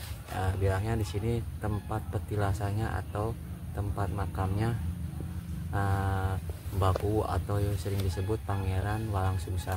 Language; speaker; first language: Indonesian; native; Indonesian